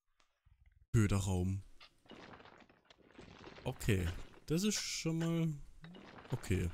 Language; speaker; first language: German; native; German